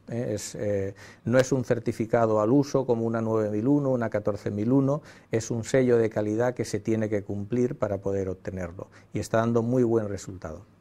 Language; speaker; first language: Spanish; native; Spanish